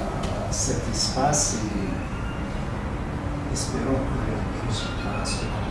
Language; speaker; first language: French; non-native, local second language; Arabic